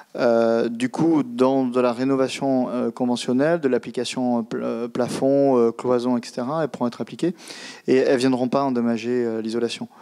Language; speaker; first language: French; native; French